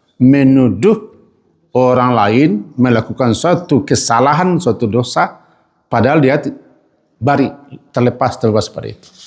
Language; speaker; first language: Malay; non-native, local second language; Minangkabau